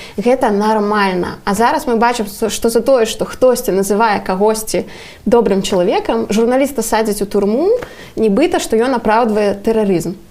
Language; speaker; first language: Belarusian; non-native, local second language; Russian